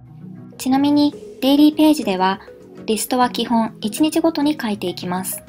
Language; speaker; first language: Japanese; native; Japanese